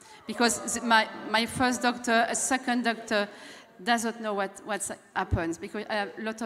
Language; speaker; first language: English; non-native, learner; French